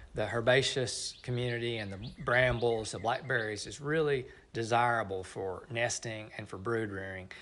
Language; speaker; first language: English; native; English